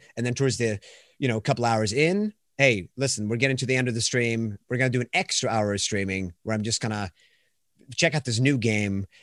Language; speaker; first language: English; non-native, fluent; Swedish